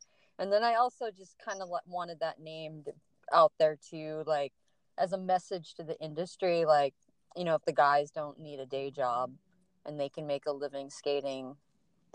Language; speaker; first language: English; native; English